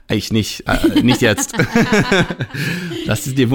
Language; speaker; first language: German; non-native, learner; Hebrew